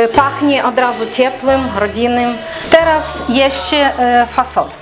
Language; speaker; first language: Polish; non-native, learner; Ukrainian